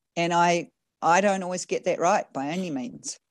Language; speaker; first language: English; native; English